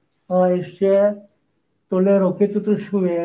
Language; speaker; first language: Czech; non-native, learner; Korean